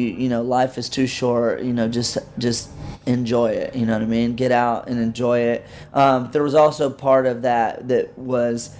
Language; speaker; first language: English; native; English